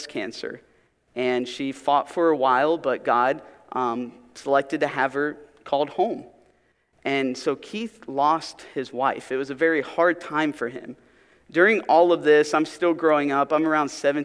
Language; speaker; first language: English; native; English